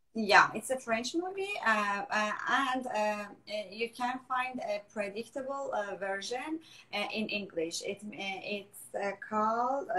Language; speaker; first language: English; non-native, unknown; Persian